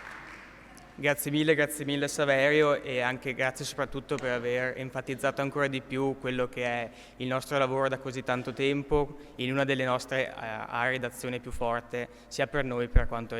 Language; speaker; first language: Italian; native; Italian